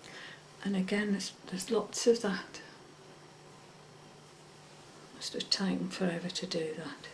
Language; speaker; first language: English; native; English